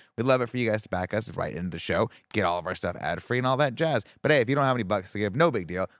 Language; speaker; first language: English; native; English